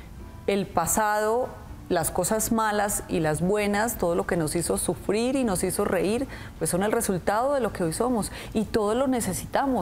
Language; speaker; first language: Spanish; native; Spanish